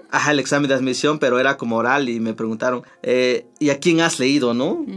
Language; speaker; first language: Spanish; non-native, local second language; Nahuatl languages